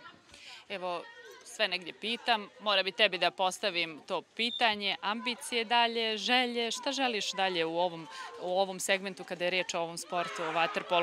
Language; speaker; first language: Serbian; native; Serbian